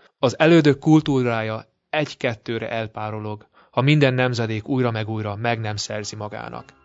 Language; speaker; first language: Hungarian; early bilingual, heritage; Hungarian